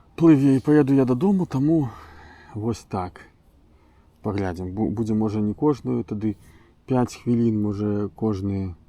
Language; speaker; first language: Belarusian; non-native, local second language; Russian